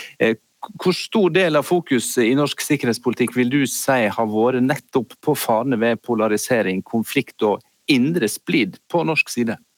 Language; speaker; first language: Norwegian; native; Norwegian